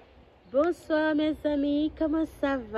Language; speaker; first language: French; non-native, local second language; Kinyarwanda